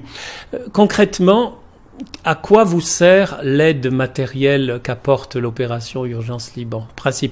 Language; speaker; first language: French; native; French